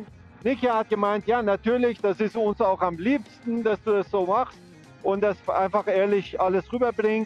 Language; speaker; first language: German; non-native, fluent; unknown